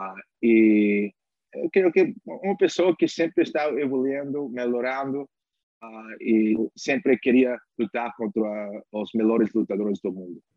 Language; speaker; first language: Portuguese; non-native, fluent; English